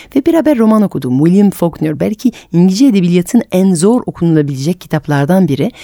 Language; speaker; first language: Turkish; non-native, fluent; French